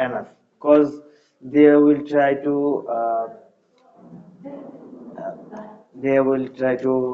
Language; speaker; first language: English; non-native, learner; Bangla